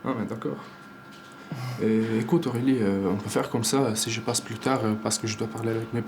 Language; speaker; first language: French; non-native, learner; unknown